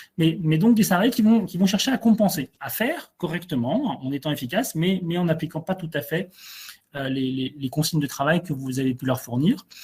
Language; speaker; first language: French; native; French